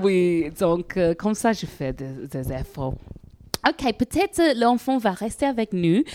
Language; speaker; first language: French; non-native, learner; English